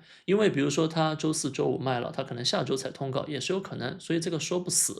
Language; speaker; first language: Chinese; native; Chinese